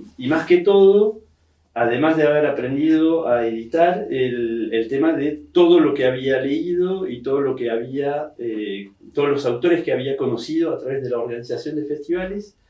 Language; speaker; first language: Spanish; non-native, fluent; French